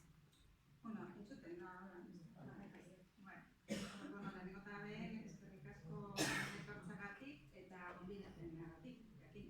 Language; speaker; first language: Basque; non-native, local second language; Spanish